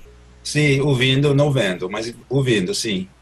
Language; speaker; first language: Portuguese; non-native, fluent; English